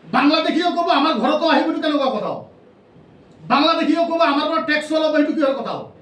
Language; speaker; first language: Assamese; non-native, local second language; Bangla